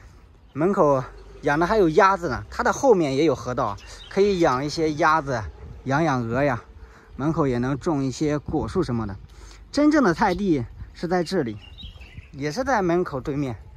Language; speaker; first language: Chinese; native; Chinese